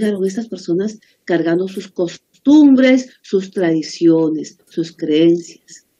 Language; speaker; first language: Spanish; native; Spanish